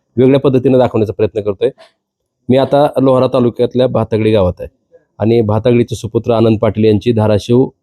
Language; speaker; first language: Marathi; native; Marathi